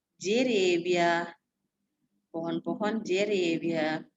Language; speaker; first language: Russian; non-native, fluent; Indonesian